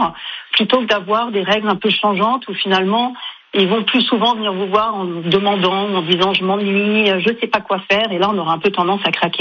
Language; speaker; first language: French; native; French